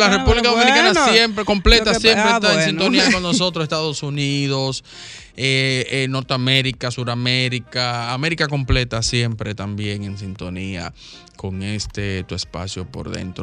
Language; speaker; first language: Spanish; native; Spanish